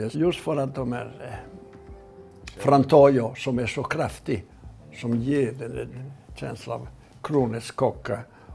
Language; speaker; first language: Swedish; non-native, fluent; Italian